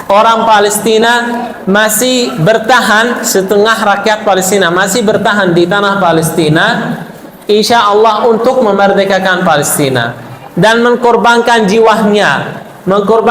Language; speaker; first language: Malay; non-native, fluent; Arabic